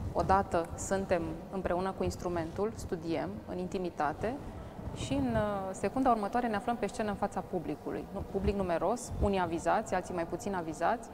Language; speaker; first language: Romanian; native; Romanian